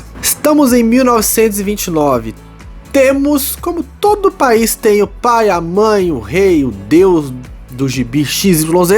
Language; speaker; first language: Portuguese; native; Portuguese